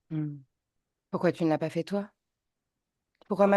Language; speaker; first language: French; native; French